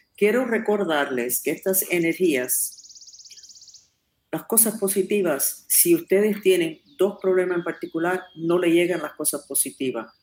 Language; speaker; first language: Spanish; non-native, fluent; English